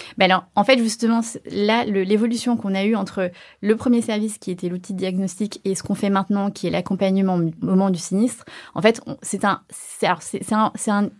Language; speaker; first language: French; early bilingual, other home language; Chinese